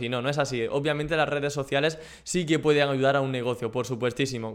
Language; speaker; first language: Spanish; native; Spanish